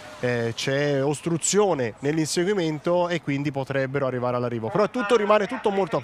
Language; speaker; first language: Italian; native; Italian